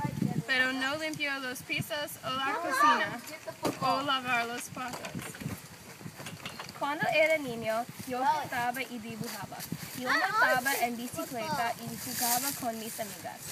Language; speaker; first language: Spanish; non-native, learner; English